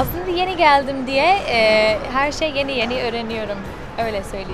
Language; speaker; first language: Turkish; non-native, learner; English